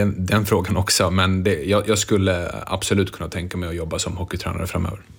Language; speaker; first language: Swedish; early bilingual, other home language; Bosnian